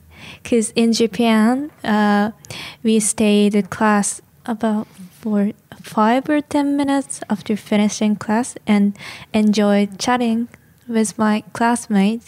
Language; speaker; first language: English; non-native, learner; Japanese